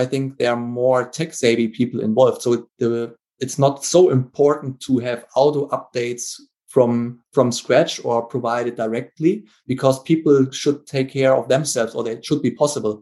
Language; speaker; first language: English; non-native, fluent; German